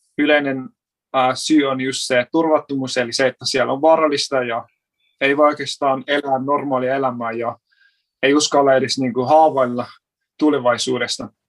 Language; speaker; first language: Finnish; non-native, fluent; Persian